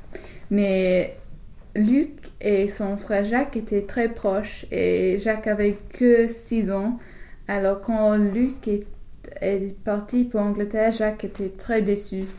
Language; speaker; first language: French; non-native, learner; English